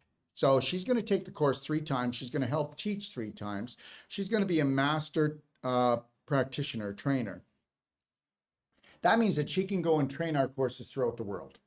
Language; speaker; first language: English; native; English